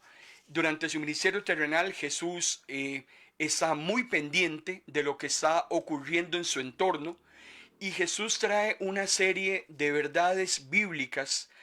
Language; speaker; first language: Spanish; native; Spanish